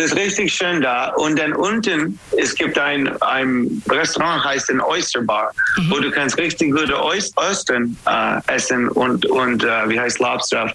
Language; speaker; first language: German; non-native, fluent; English